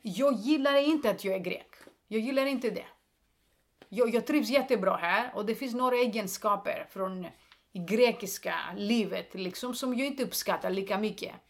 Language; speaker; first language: Swedish; non-native, fluent; Greek